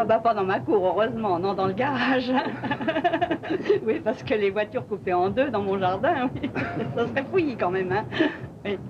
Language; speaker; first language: French; native; French